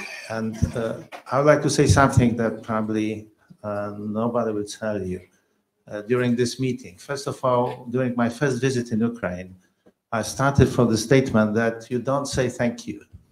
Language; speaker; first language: English; non-native, fluent; Polish